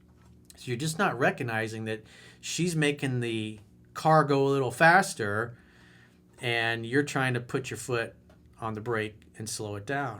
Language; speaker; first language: English; native; English